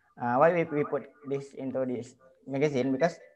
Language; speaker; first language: English; non-native, learner; Indonesian